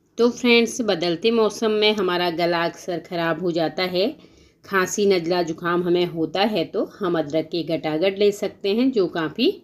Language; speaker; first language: Hindi; native; Hindi